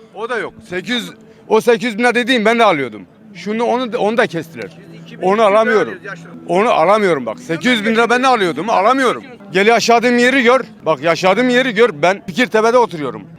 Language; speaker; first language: Turkish; non-native, local second language; Kurdish